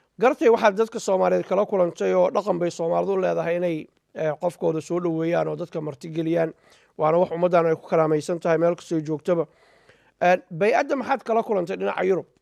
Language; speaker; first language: Somali; native; Somali